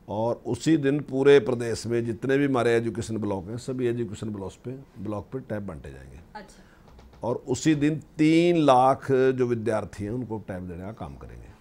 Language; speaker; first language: Hindi; native; Hindi